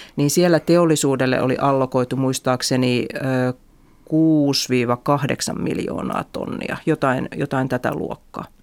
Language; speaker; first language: Finnish; native; Finnish